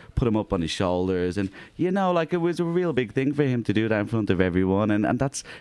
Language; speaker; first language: English; native; English